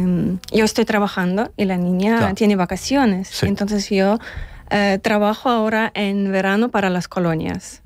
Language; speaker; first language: Spanish; non-native, learner; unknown